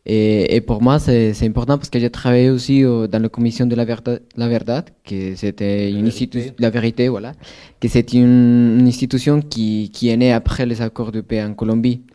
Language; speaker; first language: French; non-native, fluent; Spanish